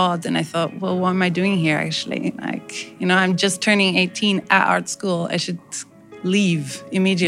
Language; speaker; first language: English; native; English